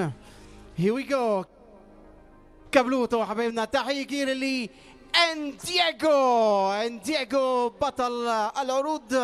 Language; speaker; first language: Hebrew; non-native, local second language; Arabic